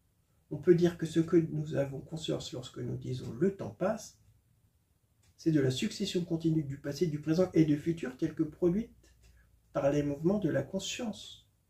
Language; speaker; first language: French; native; French